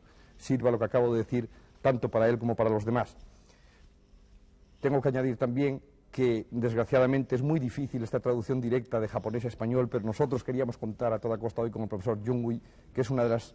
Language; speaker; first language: Spanish; native; Spanish